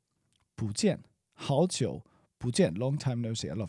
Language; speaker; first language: Chinese; non-native, learner; English